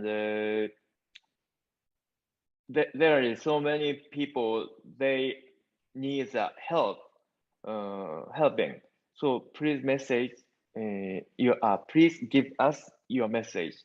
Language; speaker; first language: English; non-native, learner; Japanese